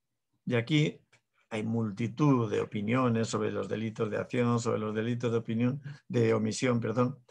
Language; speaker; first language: Spanish; native; Spanish